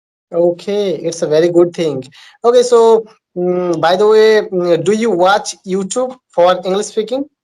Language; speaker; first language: English; non-native, learner; Bangla